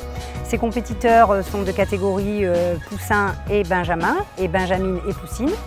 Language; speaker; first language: French; native; French